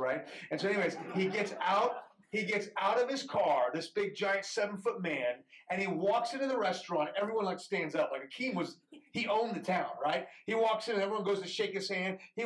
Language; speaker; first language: English; early bilingual, other home language; Persian